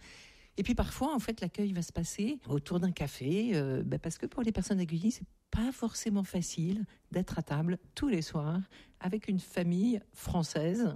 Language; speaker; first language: French; native; French